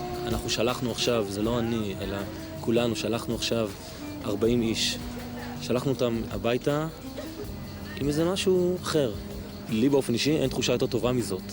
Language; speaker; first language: Hebrew; native; Hebrew